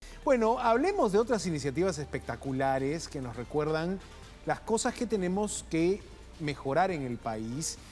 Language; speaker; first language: Spanish; native; Spanish